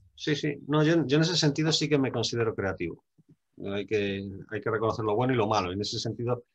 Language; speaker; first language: Spanish; native; Spanish